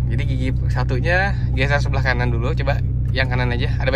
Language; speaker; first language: Indonesian; native; Indonesian